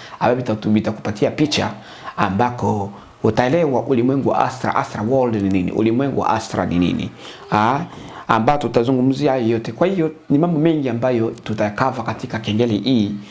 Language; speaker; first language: Swahili; native; Swahili